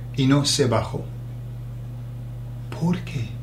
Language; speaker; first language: Spanish; non-native, fluent; English